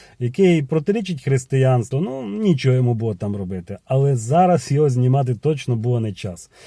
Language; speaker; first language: Ukrainian; native; Ukrainian